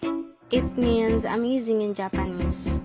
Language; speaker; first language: English; non-native, local second language; Filipino